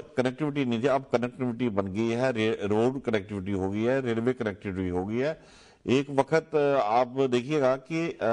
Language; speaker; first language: Urdu; non-native, local second language; Dogri